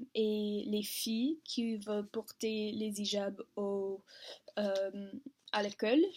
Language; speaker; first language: French; non-native, learner; English